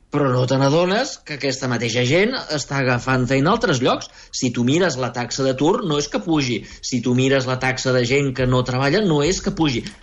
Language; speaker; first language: Catalan; native; Catalan